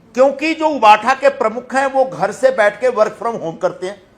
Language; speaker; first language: Hindi; non-native, local second language; Marathi